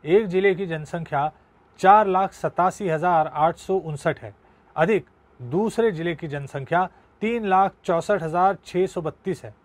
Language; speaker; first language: Hindi; non-native, local second language; Marathi